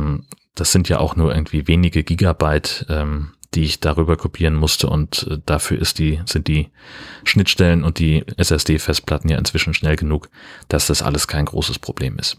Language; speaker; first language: German; native; German